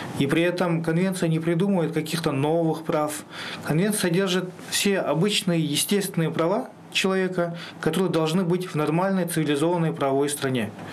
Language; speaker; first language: Russian; non-native, local second language; Kyrgyz